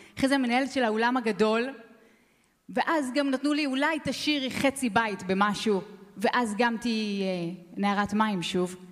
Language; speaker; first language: Hebrew; native; Hebrew